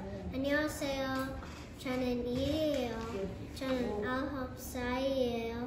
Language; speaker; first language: Korean; non-native, learner; English